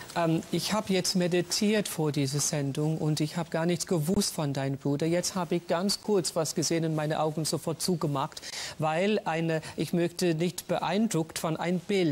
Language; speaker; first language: German; non-native, fluent; English